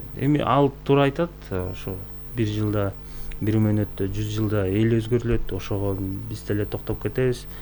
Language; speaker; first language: Kyrgyz; native; Kyrgyz